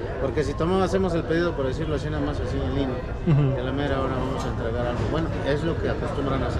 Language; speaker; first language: Spanish; native; Spanish